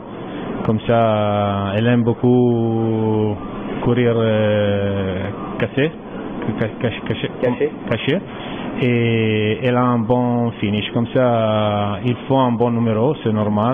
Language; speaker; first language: French; non-native, learner; Italian